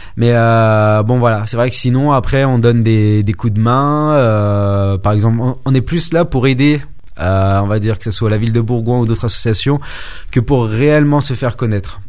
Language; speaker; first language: French; early bilingual, other home language; Vietnamese